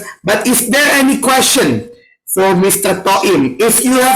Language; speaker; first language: English; non-native, learner; Indonesian